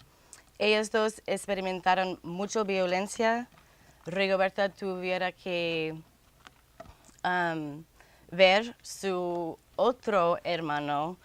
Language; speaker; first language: Spanish; non-native, fluent; English